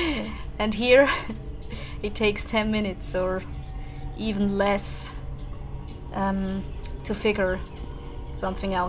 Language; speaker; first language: English; non-native, fluent; German